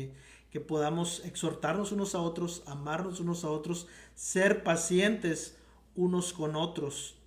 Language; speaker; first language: Spanish; native; Spanish